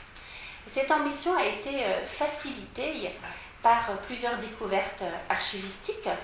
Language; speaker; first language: French; native; French